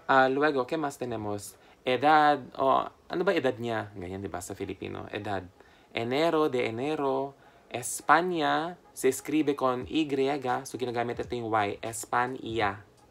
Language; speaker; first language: Spanish; non-native, fluent; Filipino